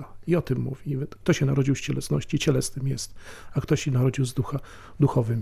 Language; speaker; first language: Polish; native; Polish